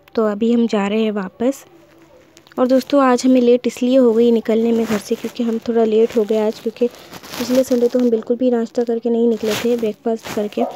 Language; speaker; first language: Hindi; non-native, local second language; Urdu